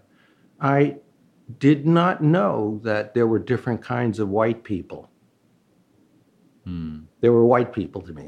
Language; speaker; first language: English; early bilingual, other home language; Chinese